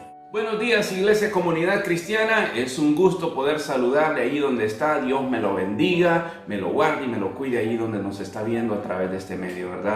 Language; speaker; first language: Spanish; native; Spanish